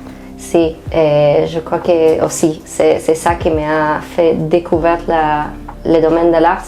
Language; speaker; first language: French; non-native, fluent; Spanish